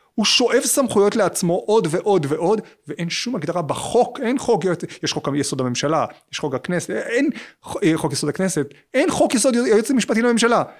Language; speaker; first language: Hebrew; native; Hebrew